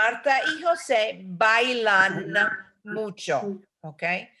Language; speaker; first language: Spanish; non-native, fluent; English